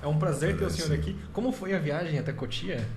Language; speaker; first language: Portuguese; native; Portuguese